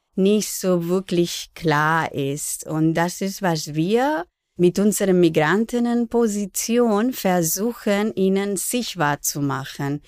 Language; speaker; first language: German; non-native, fluent; Spanish